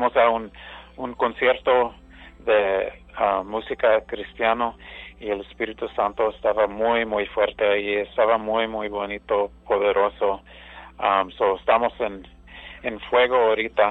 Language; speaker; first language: Spanish; early bilingual, heritage; English